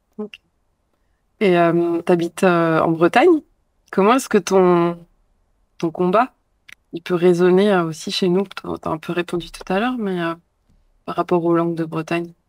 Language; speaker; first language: French; native; French